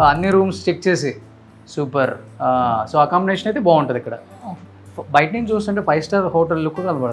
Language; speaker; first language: Telugu; native; Telugu